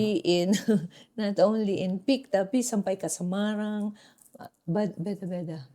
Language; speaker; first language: Indonesian; non-native, fluent; Filipino